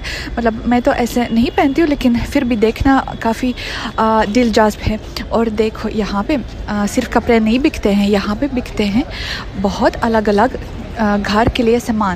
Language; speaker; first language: Hindi; non-native, fluent; Russian